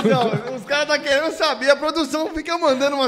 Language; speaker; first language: Portuguese; native; Portuguese